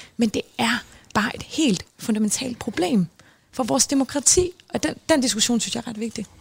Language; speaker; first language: Danish; native; Danish